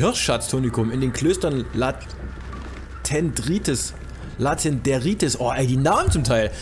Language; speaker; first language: German; native; German